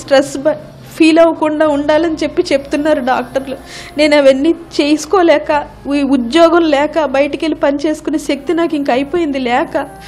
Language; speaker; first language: Telugu; native; Telugu